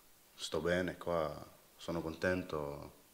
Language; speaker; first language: Italian; non-native, learner; Dutch